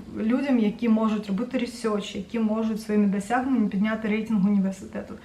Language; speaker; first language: Ukrainian; non-native, local second language; Russian